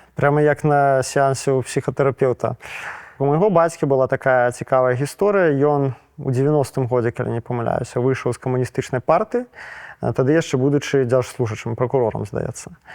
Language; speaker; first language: Belarusian; non-native, local second language; Russian